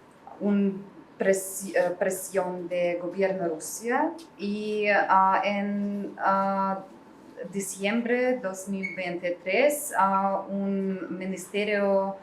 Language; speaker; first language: Spanish; non-native, learner; Russian